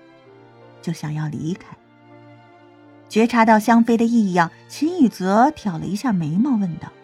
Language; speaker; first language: Chinese; native; Chinese